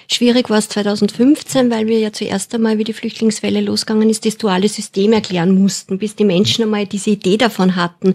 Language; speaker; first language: German; native; German